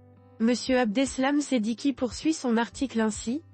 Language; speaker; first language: French; non-native, local second language; Arabic